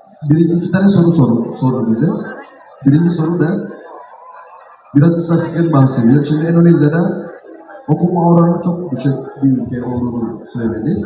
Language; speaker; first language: Turkish; non-native, fluent; Indonesian